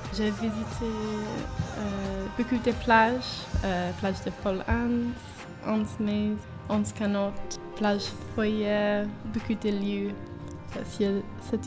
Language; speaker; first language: French; non-native, learner; English